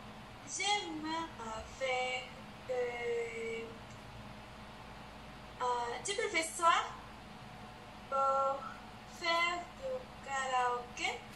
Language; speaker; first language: French; non-native, learner; Spanish